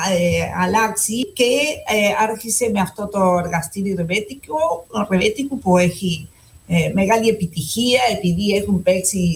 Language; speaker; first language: Greek; non-native, fluent; Spanish